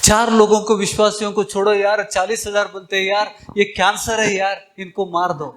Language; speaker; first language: Hindi; non-native, local second language; Kannada